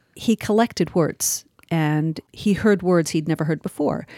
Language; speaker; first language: English; early bilingual, other home language; Yiddish